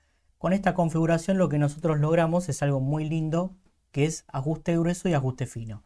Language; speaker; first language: Spanish; native; Spanish